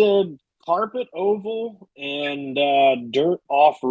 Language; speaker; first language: English; native; English